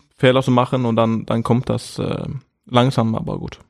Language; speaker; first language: German; non-native, fluent; Norwegian